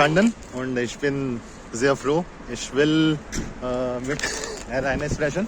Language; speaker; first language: German; non-native, learner; Hindi